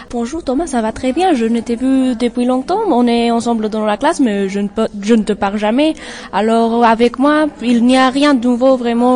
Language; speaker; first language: French; non-native, learner; English